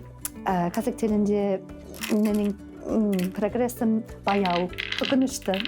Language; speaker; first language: Kazakh; non-native, learner; English